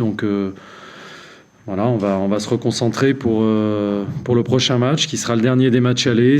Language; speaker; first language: French; native; French